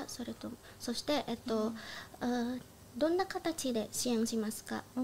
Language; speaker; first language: Japanese; non-native, learner; Indonesian